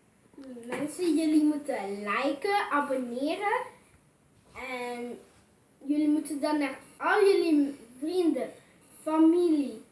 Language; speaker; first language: Dutch; early bilingual, other home language; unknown